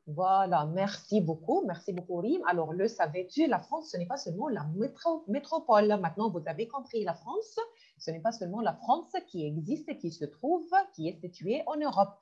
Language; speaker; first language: French; non-native, fluent; Arabic